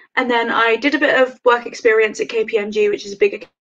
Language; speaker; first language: English; native; English